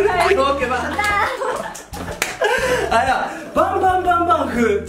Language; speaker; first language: Chinese; non-native, learner; Japanese